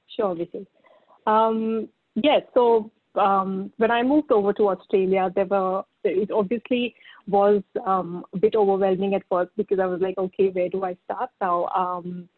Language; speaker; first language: English; non-native, local second language; Marathi